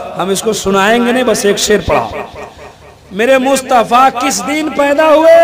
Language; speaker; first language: Hindi; native; Hindi